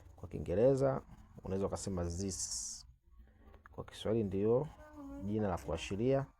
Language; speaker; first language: Swahili; native; Swahili